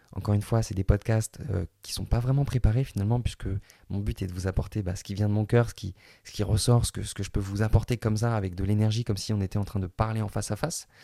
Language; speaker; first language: French; native; French